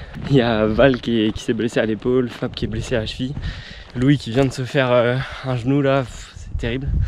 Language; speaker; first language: French; native; French